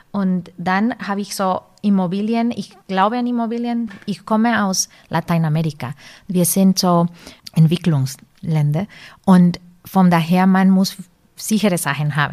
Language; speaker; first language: German; non-native, fluent; Spanish